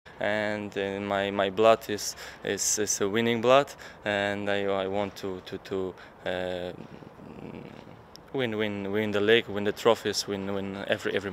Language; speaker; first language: English; non-native, learner; Polish